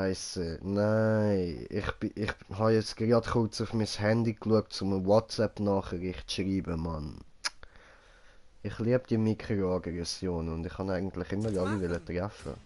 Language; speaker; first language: German; native; German